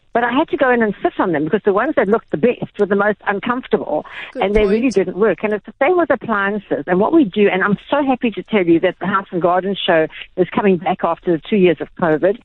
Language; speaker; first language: English; native; English